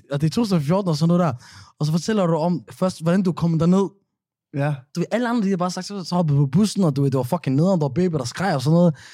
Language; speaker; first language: Danish; early bilingual, other home language; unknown